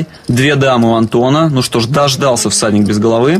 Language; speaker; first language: Russian; native; Russian